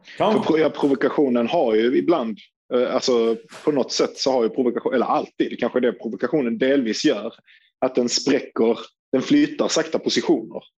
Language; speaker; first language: Swedish; early bilingual, other home language; Turkish